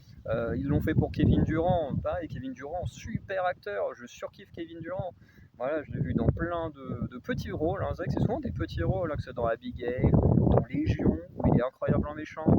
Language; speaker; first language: French; native; French